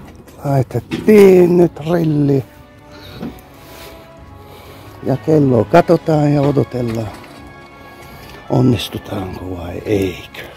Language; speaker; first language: Finnish; non-native, fluent; Turkish